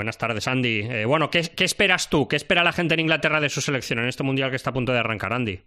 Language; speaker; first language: Spanish; native; Spanish